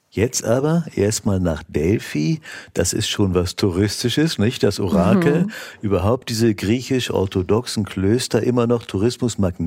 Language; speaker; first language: German; native; German